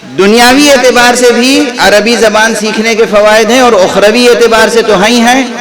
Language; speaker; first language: Urdu; native; Urdu